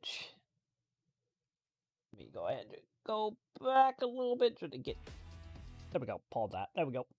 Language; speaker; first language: English; native; English